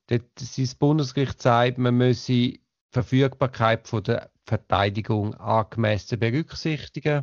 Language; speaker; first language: German; native; German